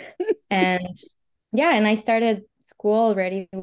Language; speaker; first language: English; early bilingual, other home language; Spanish